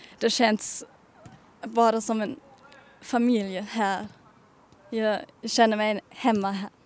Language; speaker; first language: Swedish; non-native, fluent; German